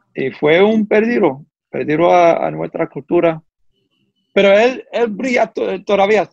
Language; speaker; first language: Spanish; early bilingual, heritage; Spanish